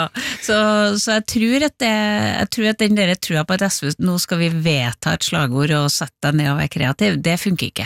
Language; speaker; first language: Norwegian; native; Norwegian